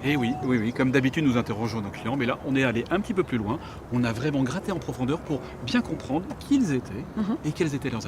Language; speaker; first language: French; native; French